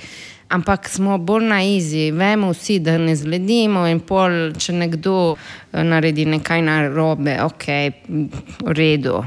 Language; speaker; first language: Slovenian; non-native, fluent; Italian